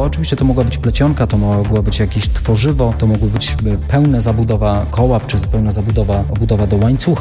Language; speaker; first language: Polish; native; Polish